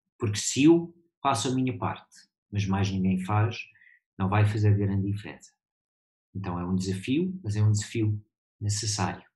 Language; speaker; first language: Portuguese; early bilingual, heritage; Portuguese